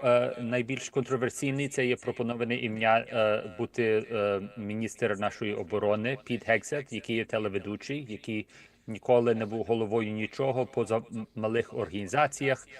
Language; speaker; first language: Ukrainian; early bilingual, heritage; Ukrainian